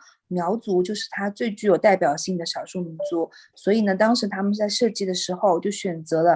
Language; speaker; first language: Chinese; native; Chinese